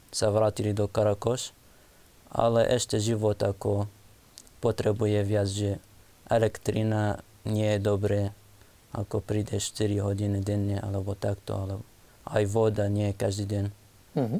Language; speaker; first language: Slovak; non-native, learner; Arabic